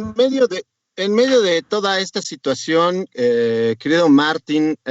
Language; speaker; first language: Spanish; native; Spanish